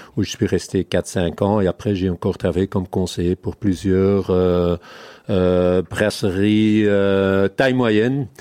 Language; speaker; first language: French; non-native, fluent; Dutch